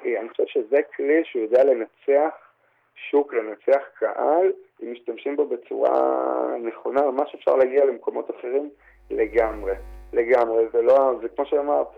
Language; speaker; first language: Hebrew; native; Hebrew